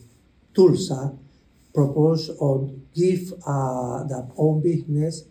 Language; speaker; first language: English; non-native, learner; Spanish